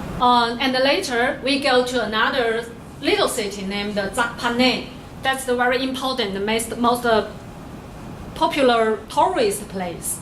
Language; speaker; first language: English; non-native, learner; Chinese